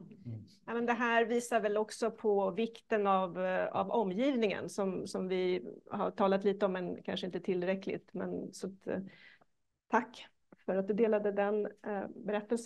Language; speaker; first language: Swedish; native; Swedish